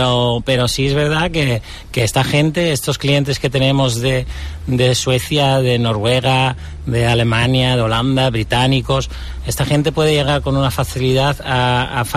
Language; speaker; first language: Spanish; non-native, fluent; Dutch